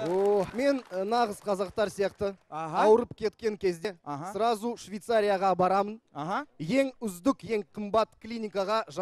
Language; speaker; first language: Kazakh; non-native, local second language; Russian